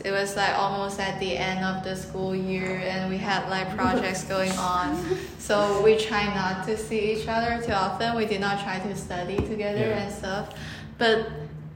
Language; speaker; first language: English; non-native, fluent; Chinese